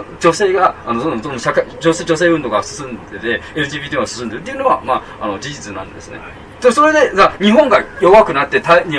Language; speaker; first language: Japanese; non-native, fluent; Chinese